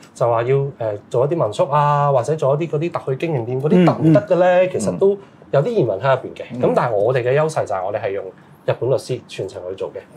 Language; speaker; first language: Cantonese; native; Cantonese